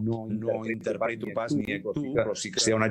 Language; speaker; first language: Catalan; native; Catalan